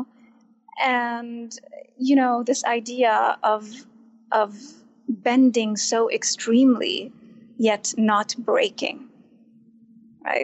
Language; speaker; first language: English; non-native, fluent; Arabic